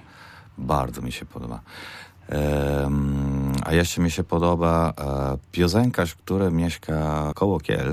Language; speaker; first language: Polish; non-native, learner; Italian